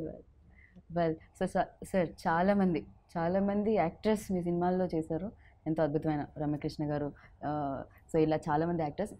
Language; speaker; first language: Telugu; native; Telugu